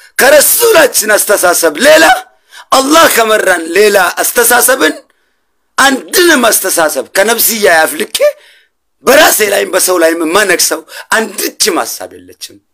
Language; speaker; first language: Amharic; non-native, local second language; Oromo